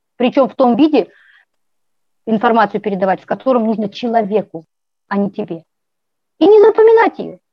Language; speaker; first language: Russian; native; Russian